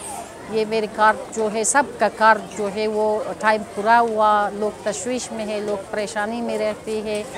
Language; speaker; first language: Hindi; non-native, learner; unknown